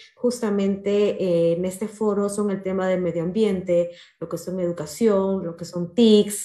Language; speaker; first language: Spanish; native; Spanish